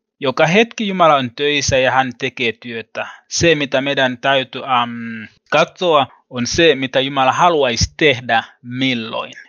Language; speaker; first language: Finnish; non-native, learner; Swahili